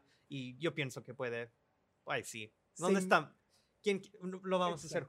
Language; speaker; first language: Spanish; early bilingual, other home language; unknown